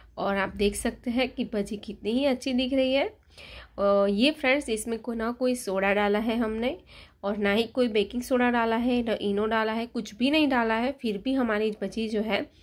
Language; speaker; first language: Hindi; non-native, local second language; Gujarati